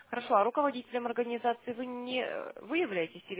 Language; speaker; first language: Russian; native; Russian